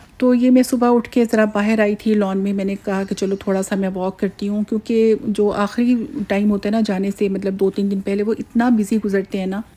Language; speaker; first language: Urdu; native; Urdu